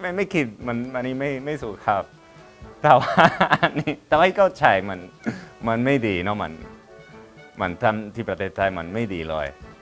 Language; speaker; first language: Thai; non-native, learner; Spanish